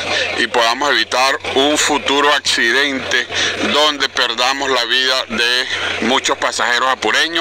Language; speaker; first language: Spanish; native; Spanish